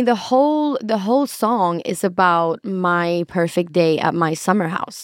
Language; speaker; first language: English; non-native, fluent; Swedish